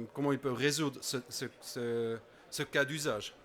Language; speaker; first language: French; non-native, fluent; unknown